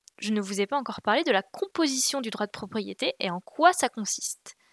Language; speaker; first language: French; native; French